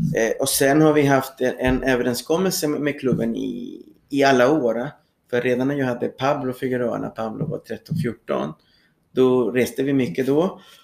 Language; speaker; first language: Swedish; non-native, fluent; Spanish